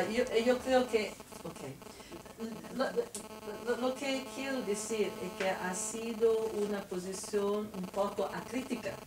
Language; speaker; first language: Spanish; non-native, fluent; Italian